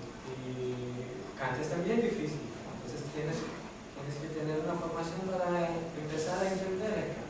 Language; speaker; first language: Spanish; non-native, fluent; Greek